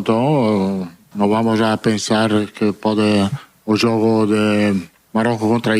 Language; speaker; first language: Portuguese; non-native, fluent; Italian